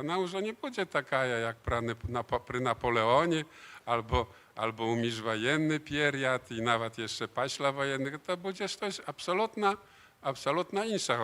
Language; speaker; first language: Polish; non-native, learner; Belarusian